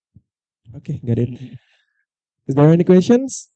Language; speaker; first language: English; non-native, learner; Indonesian